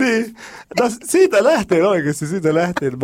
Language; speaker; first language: Finnish; non-native, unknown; Arabic